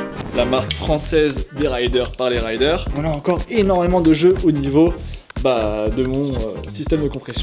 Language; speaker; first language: French; native; French